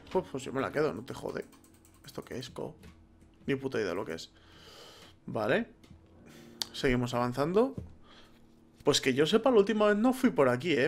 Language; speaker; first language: Spanish; native; Spanish